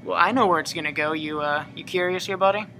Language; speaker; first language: English; native; English